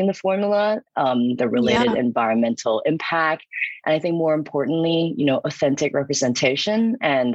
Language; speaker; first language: English; non-native, local second language; Cantonese